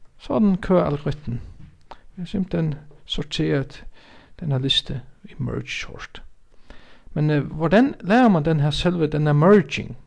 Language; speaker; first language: Danish; non-native, local second language; Faroese